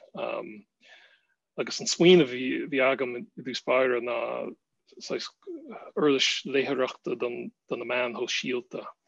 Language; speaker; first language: Irish; non-native, fluent; English